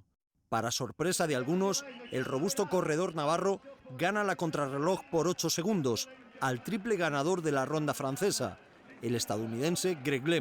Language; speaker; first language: Spanish; native; Spanish